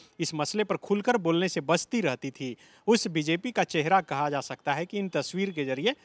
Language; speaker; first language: Hindi; native; Hindi